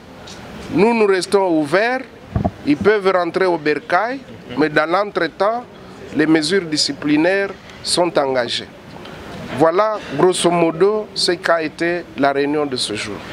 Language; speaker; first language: French; non-native, local second language; Lingala